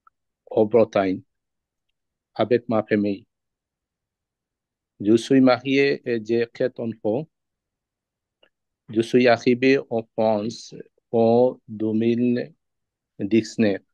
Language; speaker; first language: French; non-native, learner; Bangla